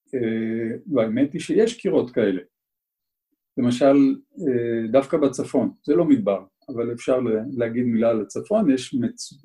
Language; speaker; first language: Hebrew; native; Hebrew